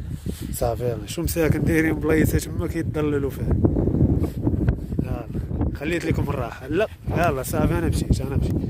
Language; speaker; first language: Arabic; native; Arabic